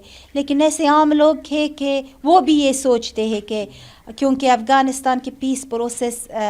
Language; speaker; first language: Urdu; non-native, fluent; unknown